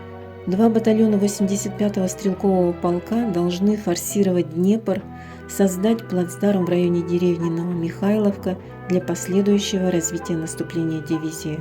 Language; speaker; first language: Russian; native; Russian